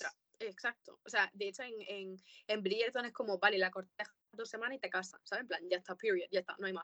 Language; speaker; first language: Spanish; native; Spanish